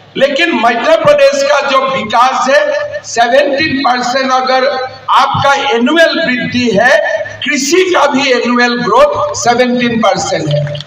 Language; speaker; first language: Hindi; non-native, local second language; Assamese